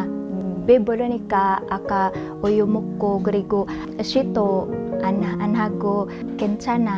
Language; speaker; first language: Korean; non-native, learner; Uzbek